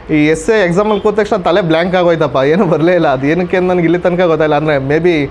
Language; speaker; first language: Kannada; native; Kannada